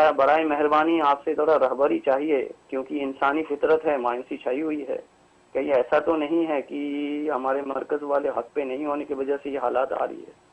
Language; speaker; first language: Urdu; native; Urdu